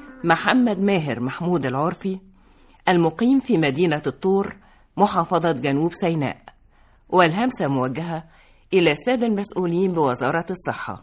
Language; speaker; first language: Arabic; native; Arabic